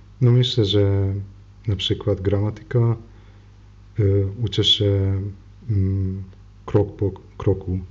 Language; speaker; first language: Polish; non-native, learner; Hungarian